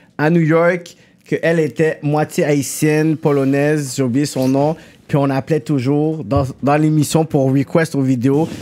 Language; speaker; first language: French; native; French